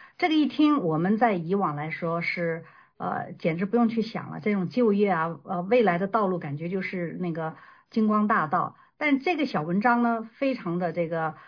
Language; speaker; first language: Chinese; native; Chinese